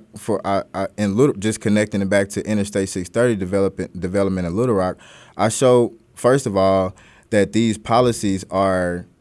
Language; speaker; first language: English; native; English